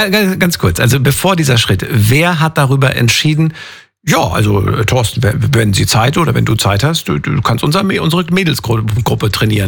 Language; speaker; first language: German; native; German